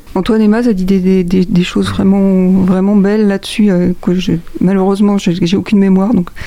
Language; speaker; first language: French; native; French